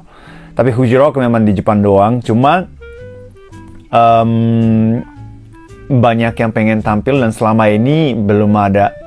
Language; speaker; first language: Indonesian; non-native, fluent; Japanese